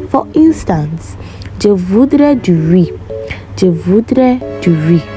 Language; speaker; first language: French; non-native, learner; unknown